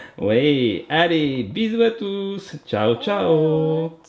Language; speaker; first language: French; native; French